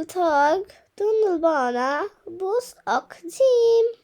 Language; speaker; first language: Swedish; non-native, fluent; Bangla